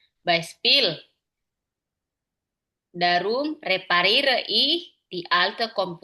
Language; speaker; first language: German; non-native, learner; Indonesian